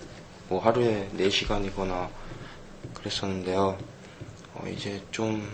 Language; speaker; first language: Korean; early bilingual, heritage; Korean